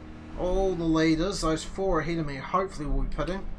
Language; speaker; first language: English; native; English